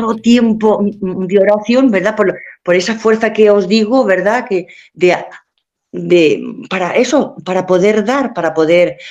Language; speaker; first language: Spanish; native; Spanish